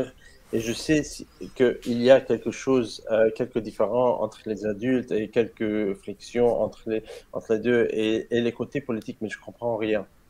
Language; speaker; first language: French; non-native, learner; Arabic